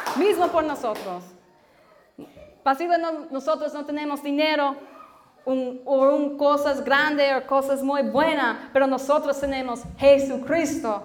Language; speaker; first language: Spanish; non-native, learner; English